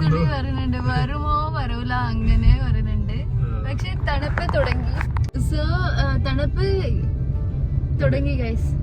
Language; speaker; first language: Malayalam; non-native, local second language; Kannada